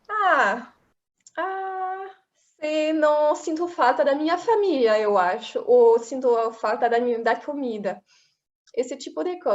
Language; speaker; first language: Portuguese; non-native, fluent; French